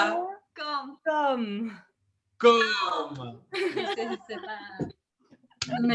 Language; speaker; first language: French; non-native, learner; Vietnamese